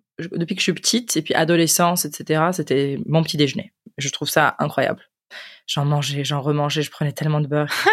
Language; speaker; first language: French; native; French